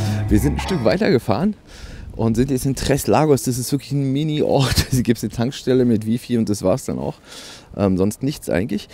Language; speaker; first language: German; native; German